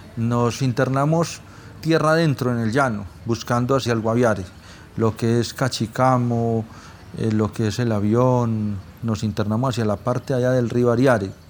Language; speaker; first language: Spanish; native; Spanish